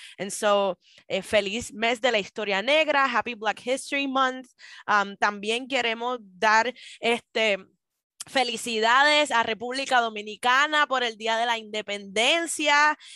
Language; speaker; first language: Spanish; native; Spanish